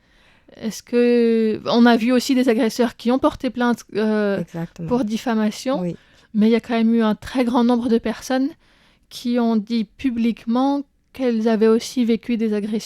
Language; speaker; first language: French; native; French